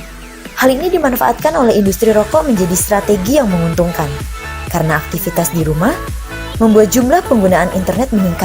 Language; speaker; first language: Indonesian; native; Indonesian